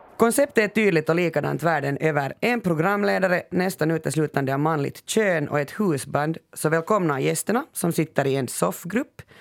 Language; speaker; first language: Swedish; native; Swedish